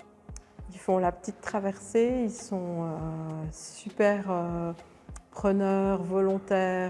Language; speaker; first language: French; native; French